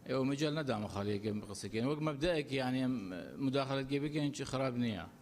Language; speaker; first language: Central Kurdish; non-native, local second language; Assyrian Neo-Aramaic